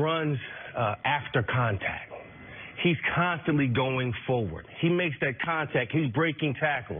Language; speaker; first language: English; native; English